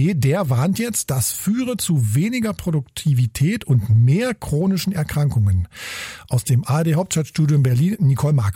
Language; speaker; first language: German; native; German